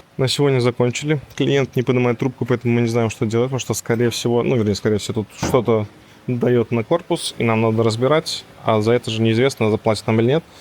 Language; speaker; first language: Russian; native; Russian